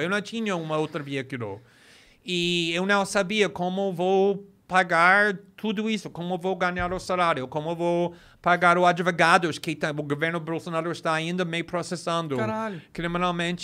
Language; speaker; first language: Portuguese; non-native, fluent; English